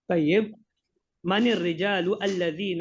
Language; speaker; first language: Arabic; non-native, fluent; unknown